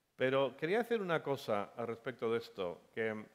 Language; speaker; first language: Spanish; non-native, fluent; English